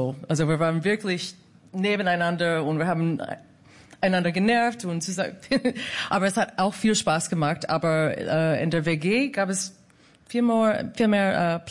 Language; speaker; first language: German; non-native, fluent; English